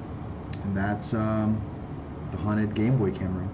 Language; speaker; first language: English; native; English